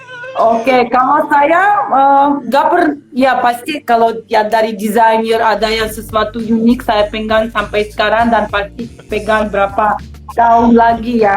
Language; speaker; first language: Indonesian; non-native, fluent; Russian